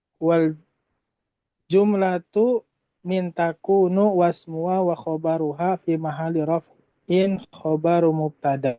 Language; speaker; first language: Arabic; non-native, learner; Indonesian